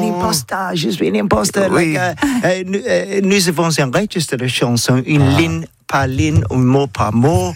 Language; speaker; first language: French; non-native, learner; English